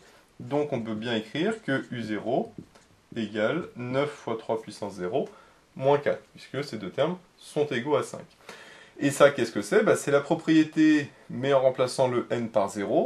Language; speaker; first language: French; native; French